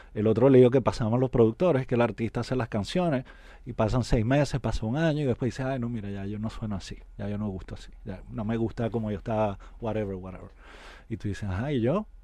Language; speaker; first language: Spanish; native; Spanish